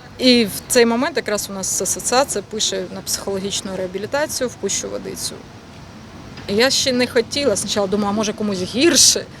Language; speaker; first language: Ukrainian; non-native, local second language; Russian